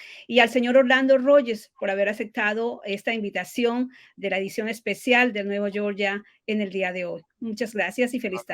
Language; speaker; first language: Spanish; native; Spanish